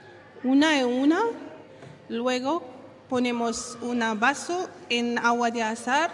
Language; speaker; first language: Spanish; non-native, learner; Arabic